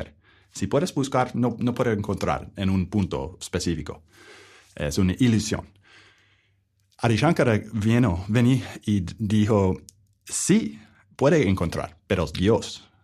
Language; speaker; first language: Spanish; non-native, learner; English